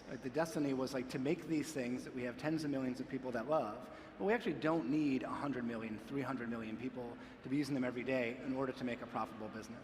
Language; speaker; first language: English; native; English